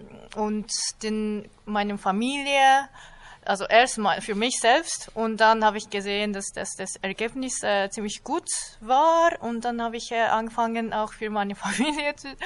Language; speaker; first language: German; non-native, fluent; Japanese